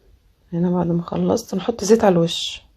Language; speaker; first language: Arabic; native; Arabic